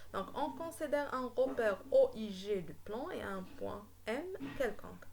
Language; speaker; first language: French; non-native, local second language; Arabic